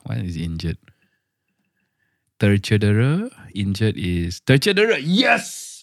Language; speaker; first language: English; non-native, local second language; Malay